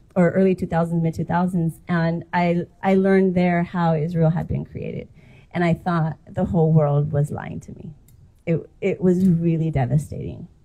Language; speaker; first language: English; native; English